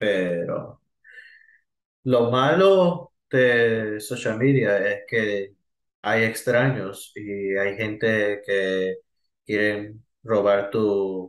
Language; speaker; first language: Spanish; early bilingual, heritage; Spanish